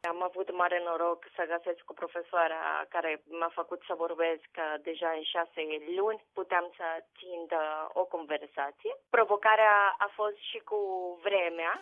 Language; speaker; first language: Romanian; non-native, fluent; Spanish